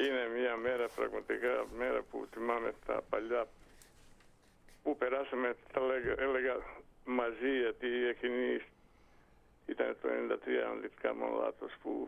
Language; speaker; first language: Greek; non-native, fluent; Bosnian